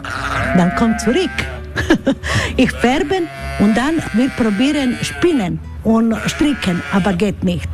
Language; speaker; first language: German; non-native, learner; Croatian